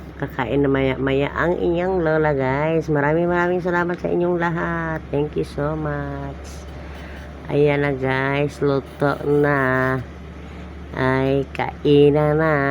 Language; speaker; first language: Filipino; non-native, local second language; Hiligaynon